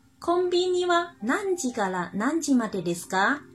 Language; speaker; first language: Japanese; non-native, fluent; Chinese